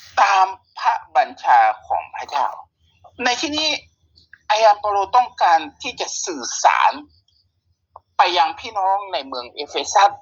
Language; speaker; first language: Thai; native; Thai